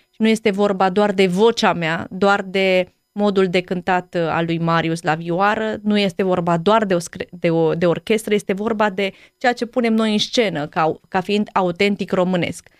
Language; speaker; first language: Romanian; native; Romanian